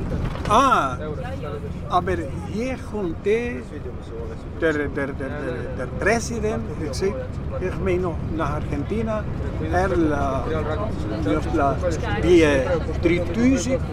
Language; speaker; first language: German; non-native, learner; Spanish